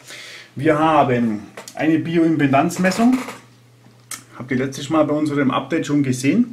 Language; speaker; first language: German; native; German